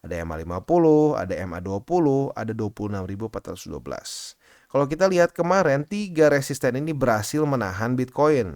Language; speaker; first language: Indonesian; native; Indonesian